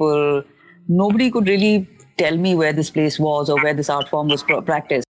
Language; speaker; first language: English; non-native, local second language; Hindi